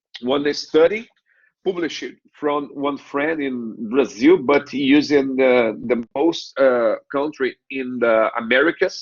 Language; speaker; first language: English; non-native, learner; Portuguese